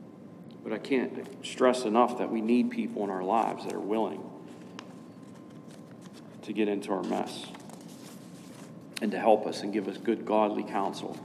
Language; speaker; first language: English; native; English